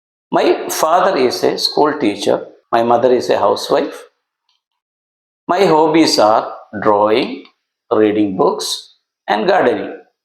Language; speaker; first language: English; non-native, local second language; Malayalam